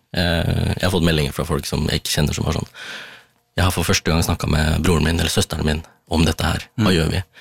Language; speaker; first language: Norwegian; early bilingual, other home language; Tamil